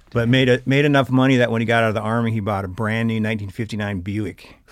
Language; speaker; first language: English; native; English